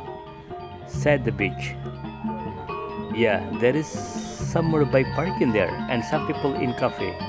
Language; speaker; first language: English; non-native, local second language; Indonesian